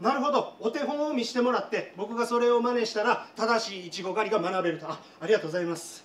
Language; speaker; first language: Japanese; native; Japanese